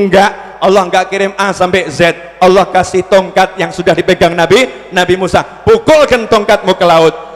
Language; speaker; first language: Indonesian; native; Indonesian